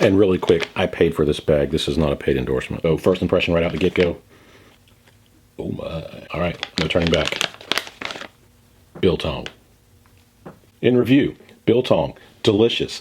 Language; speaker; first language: English; native; English